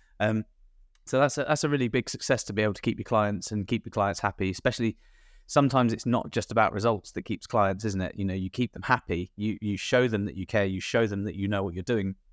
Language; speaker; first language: English; native; English